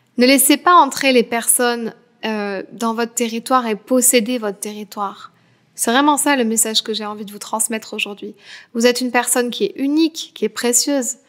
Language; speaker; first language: French; native; French